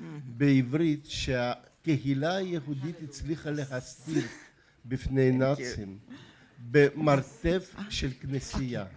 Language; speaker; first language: Hebrew; non-native, fluent; Russian